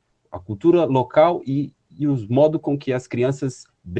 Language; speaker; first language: Portuguese; native; Portuguese